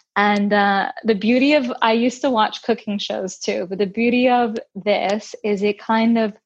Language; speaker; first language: English; native; English